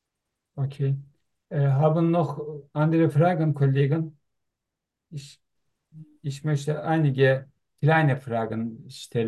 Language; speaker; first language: German; non-native, learner; Turkish